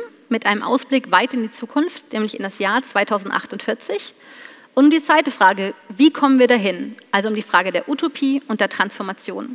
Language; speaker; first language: German; native; German